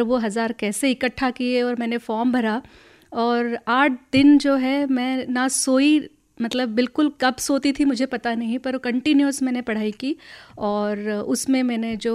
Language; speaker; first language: Hindi; non-native, local second language; Marathi